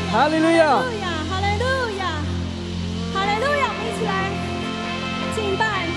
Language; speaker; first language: Chinese; native; Chinese